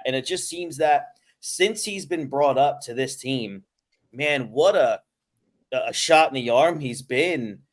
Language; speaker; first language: English; native; English